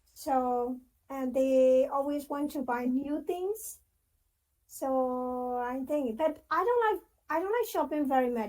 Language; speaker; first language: English; non-native, fluent; Burmese